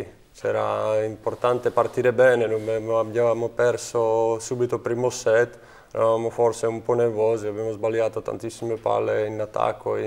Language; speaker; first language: Italian; non-native, fluent; Czech